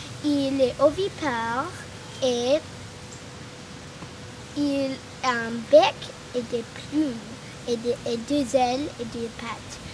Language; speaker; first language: French; non-native, learner; English